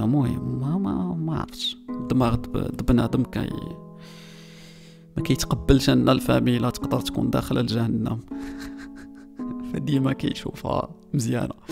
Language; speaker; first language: Arabic; native; Arabic